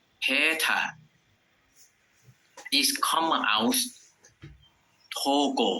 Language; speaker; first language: German; non-native, learner; Thai